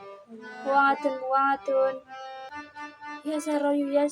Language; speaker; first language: Arabic; non-native, learner; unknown